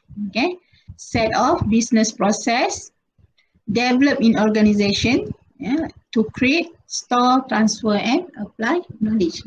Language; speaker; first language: English; non-native, local second language; Malay